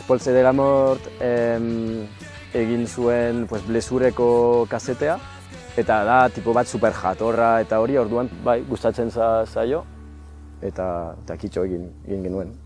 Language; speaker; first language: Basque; non-native, local second language; French